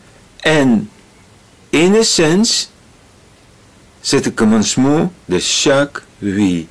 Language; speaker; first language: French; non-native, learner; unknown